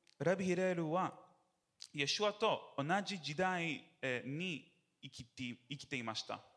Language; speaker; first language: Japanese; non-native, learner; English